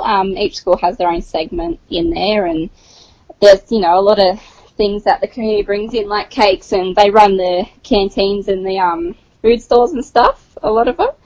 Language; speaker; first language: English; native; English